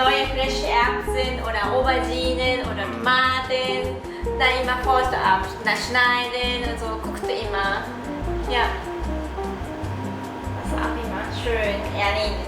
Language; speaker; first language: German; non-native, learner; Japanese